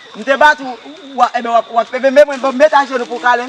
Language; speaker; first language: Haitian Creole; native; Haitian Creole